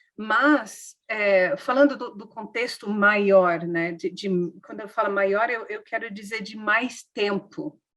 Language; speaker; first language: Portuguese; non-native, fluent; English